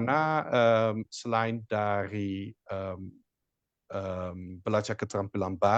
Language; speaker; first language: Indonesian; non-native, fluent; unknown